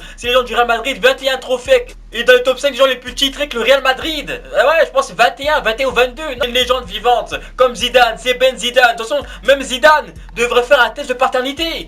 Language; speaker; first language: French; native; French